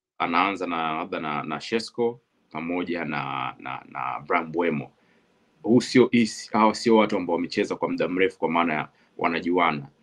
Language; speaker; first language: Swahili; native; Swahili